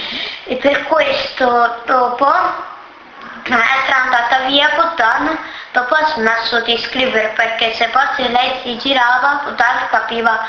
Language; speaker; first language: Italian; early bilingual, other home language; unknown